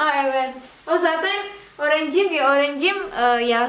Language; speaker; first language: Turkish; non-native, learner; Indonesian